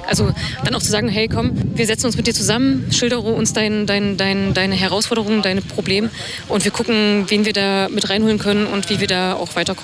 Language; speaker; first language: German; native; German